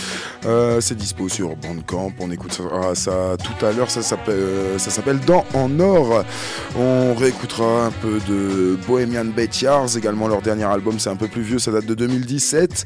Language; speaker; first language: French; native; French